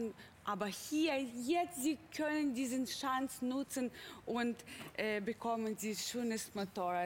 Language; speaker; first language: German; non-native, fluent; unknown